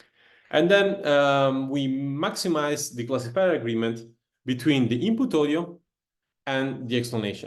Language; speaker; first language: English; non-native, fluent; Italian